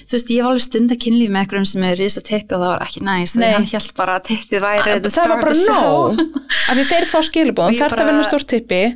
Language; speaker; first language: Icelandic; early bilingual, heritage; English